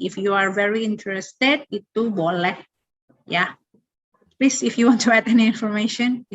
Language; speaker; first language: English; non-native, fluent; Indonesian